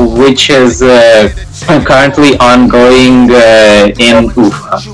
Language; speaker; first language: English; non-native, local second language; Hindi